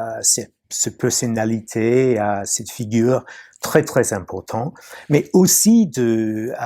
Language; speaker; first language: French; non-native, fluent; English